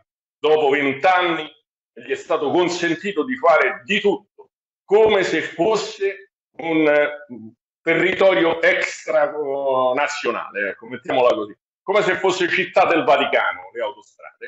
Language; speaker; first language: Italian; native; Italian